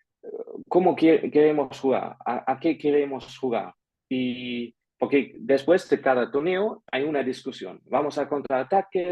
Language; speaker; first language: Spanish; non-native, fluent; German